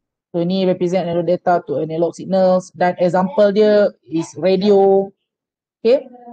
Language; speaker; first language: English; non-native, local second language; Malay